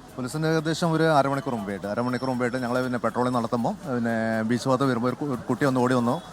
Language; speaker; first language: Malayalam; native; Malayalam